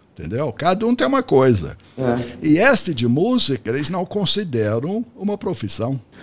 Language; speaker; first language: Portuguese; non-native, fluent; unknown